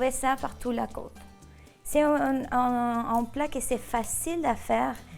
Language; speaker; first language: French; non-native, fluent; Spanish